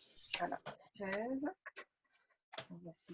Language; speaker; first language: French; native; French